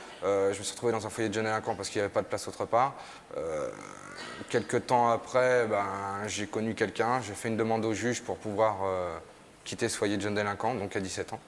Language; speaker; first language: French; native; French